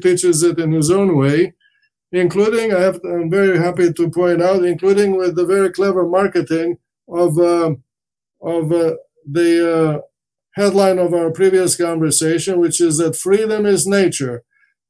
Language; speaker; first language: English; non-native, fluent; Romanian